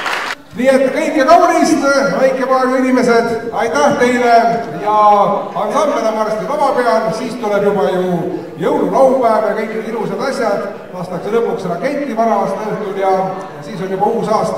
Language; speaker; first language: Estonian; native; Estonian